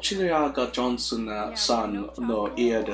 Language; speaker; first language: Japanese; non-native, learner; English